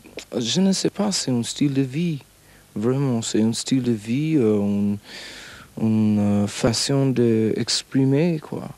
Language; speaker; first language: French; non-native, learner; English